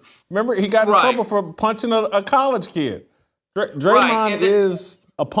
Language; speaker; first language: English; native; English